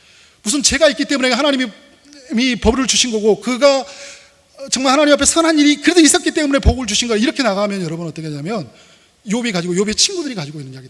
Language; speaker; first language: Korean; native; Korean